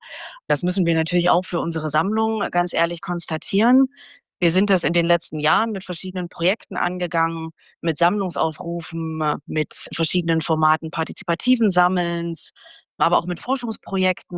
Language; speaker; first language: German; native; German